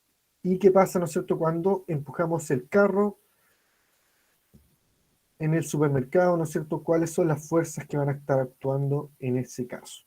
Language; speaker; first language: Spanish; native; Spanish